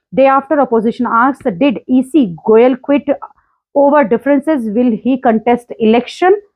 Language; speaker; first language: English; non-native, local second language; Hindi